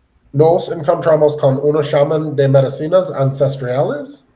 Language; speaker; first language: Spanish; non-native, learner; English